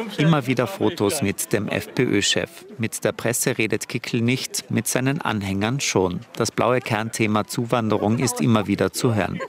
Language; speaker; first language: German; native; German